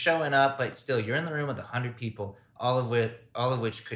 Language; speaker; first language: English; native; English